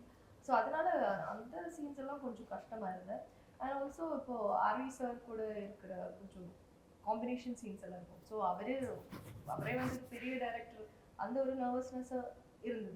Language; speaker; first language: Tamil; non-native, fluent; Malayalam